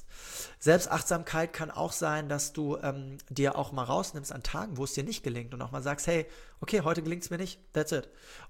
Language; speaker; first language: German; native; German